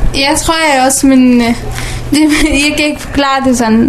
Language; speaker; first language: Danish; early bilingual, other home language; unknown